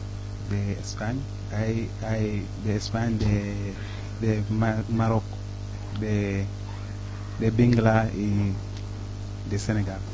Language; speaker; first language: Spanish; non-native, learner; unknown